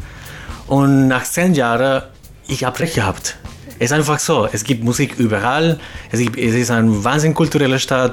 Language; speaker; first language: German; non-native, fluent; Spanish